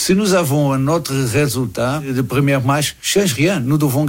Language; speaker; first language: French; non-native, learner; Portuguese